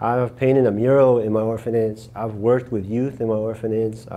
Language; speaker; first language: English; native; English